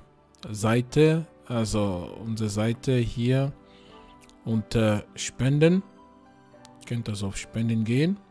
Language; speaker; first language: German; non-native, fluent; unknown